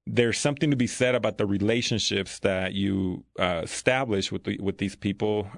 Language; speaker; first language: English; early bilingual, other home language; Spanish